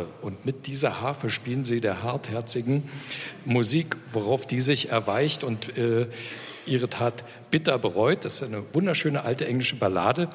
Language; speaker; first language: German; native; German